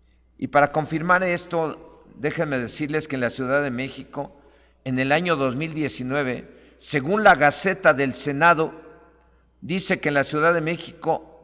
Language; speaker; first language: Spanish; native; Spanish